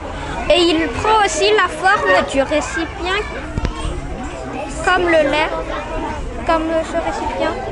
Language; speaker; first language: French; non-native, local second language; Malagasy